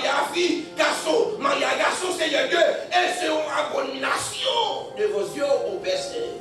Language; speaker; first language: French; non-native, local second language; Haitian Creole